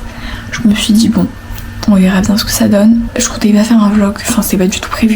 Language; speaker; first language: French; native; French